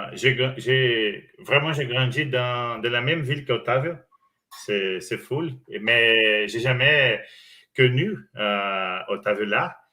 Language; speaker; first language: French; non-native, learner; Portuguese